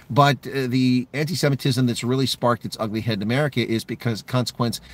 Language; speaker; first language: English; native; English